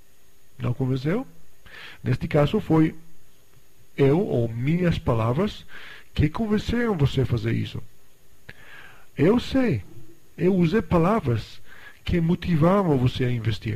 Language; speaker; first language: Portuguese; non-native, fluent; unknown